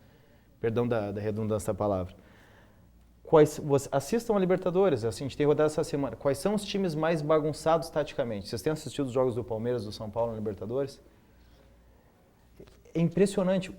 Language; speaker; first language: Portuguese; native; Portuguese